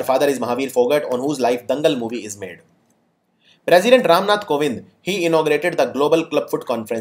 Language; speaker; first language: English; non-native, local second language; Hindi